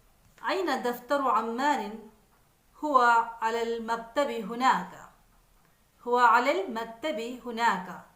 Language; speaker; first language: Arabic; non-native, fluent; Urdu